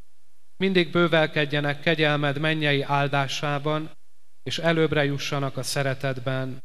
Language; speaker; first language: Hungarian; native; Hungarian